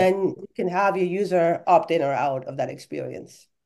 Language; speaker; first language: English; non-native, fluent; German